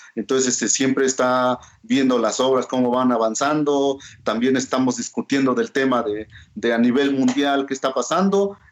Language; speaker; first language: Spanish; non-native, local second language; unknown